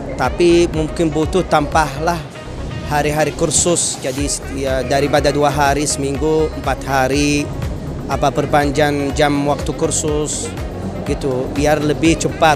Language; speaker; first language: Indonesian; non-native, fluent; Arabic